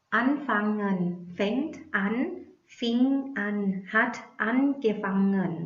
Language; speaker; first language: German; non-native, learner; Thai